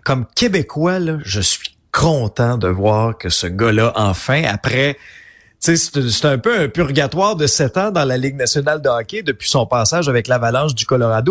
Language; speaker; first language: French; native; French